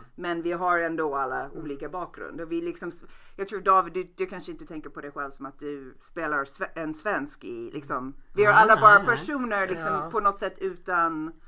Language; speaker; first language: Swedish; non-native, fluent; English